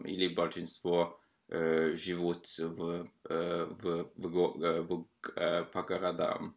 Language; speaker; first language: Russian; non-native, fluent; Norwegian